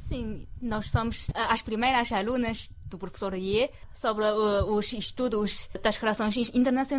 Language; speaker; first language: Portuguese; non-native, fluent; Chinese